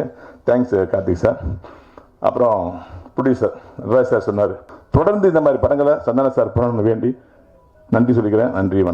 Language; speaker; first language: Tamil; native; Tamil